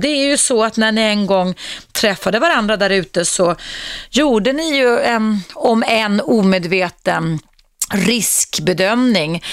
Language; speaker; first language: Swedish; native; Swedish